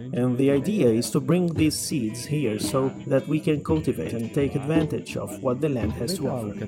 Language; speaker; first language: English; non-native, fluent; Portuguese